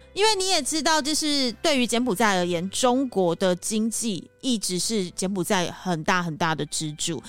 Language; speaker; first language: Chinese; native; Chinese